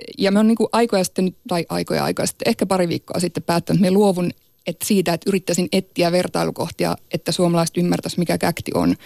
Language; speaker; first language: Finnish; non-native, local second language; Northern Sami